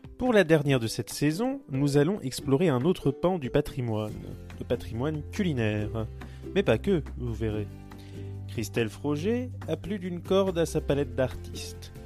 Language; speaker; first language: French; native; French